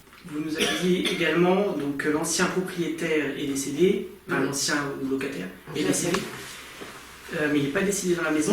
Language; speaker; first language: French; native; French